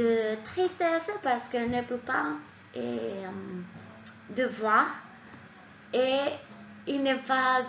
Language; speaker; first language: French; non-native, learner; Spanish